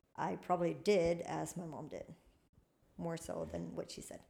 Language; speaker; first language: English; non-native, fluent; Swedish